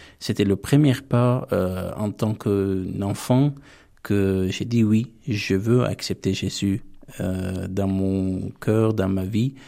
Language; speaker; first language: French; non-native, fluent; Armenian